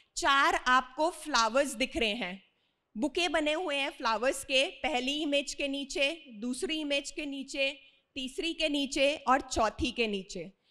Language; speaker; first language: Hindi; native; Hindi